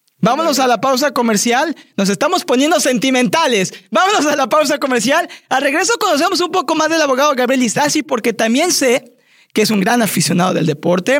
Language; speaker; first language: Spanish; native; Spanish